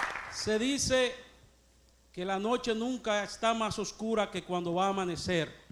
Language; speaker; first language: Spanish; native; Spanish